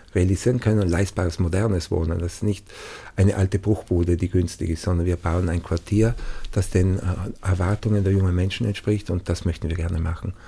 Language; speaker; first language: German; native; German